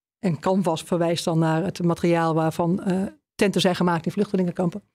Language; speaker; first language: Dutch; native; Dutch